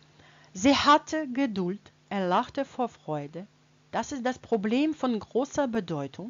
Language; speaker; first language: German; non-native, fluent; Russian